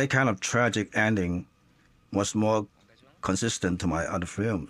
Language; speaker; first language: English; non-native, local second language; Cantonese